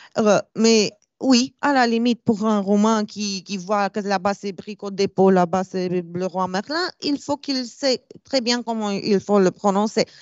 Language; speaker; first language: French; non-native, fluent; Romanian